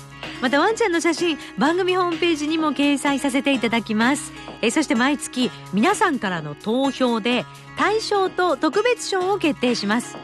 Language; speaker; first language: Japanese; native; Japanese